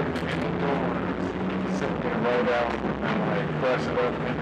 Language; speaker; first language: English; native; English